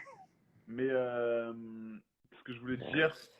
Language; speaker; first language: French; native; French